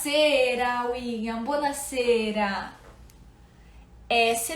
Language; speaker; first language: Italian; non-native, fluent; Portuguese